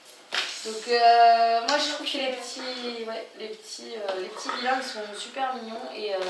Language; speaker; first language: French; native; French